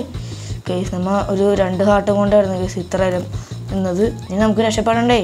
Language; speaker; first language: Malayalam; native; Malayalam